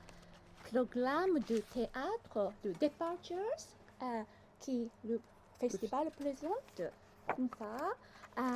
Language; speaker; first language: French; non-native, learner; Japanese